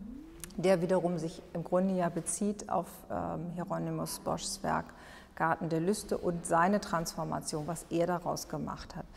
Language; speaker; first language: German; native; German